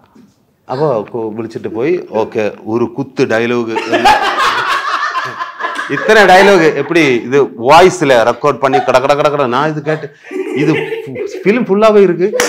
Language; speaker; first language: Tamil; non-native, learner; Malayalam